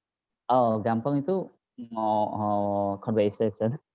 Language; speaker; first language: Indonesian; non-native, learner; Khmer